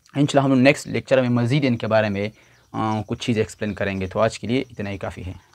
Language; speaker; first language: Urdu; non-native, local second language; Pashto